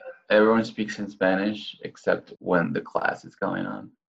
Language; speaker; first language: English; non-native, fluent; Spanish